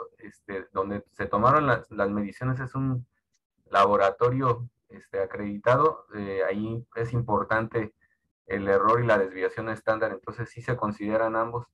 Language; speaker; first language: Spanish; native; Spanish